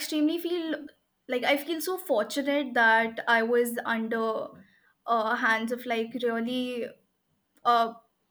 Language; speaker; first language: English; non-native, local second language; Hindi